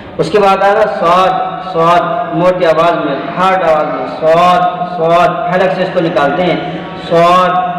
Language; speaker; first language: Urdu; native; Urdu